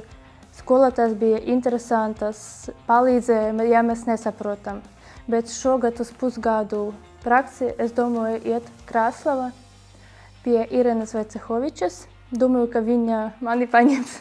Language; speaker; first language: Latvian; non-native, local second language; Russian